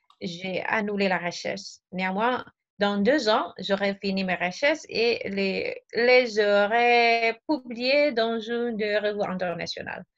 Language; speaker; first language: French; non-native, learner; Indonesian